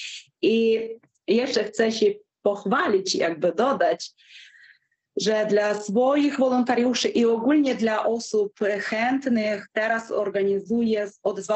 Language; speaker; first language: Polish; non-native, fluent; Ukrainian